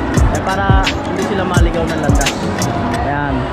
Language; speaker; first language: Filipino; native; Filipino